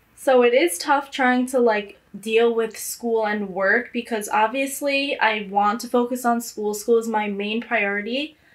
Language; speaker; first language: English; native; English